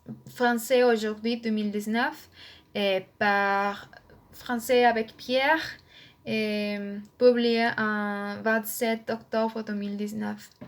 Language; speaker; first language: French; non-native, learner; Spanish